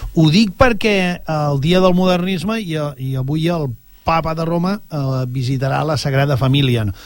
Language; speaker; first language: Catalan; native; Catalan